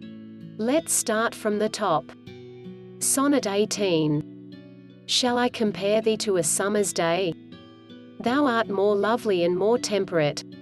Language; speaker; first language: English; native; English